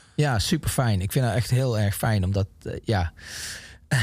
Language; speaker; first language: Dutch; native; Dutch